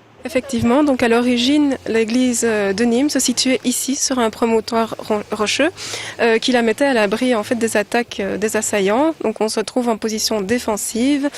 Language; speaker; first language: French; native; French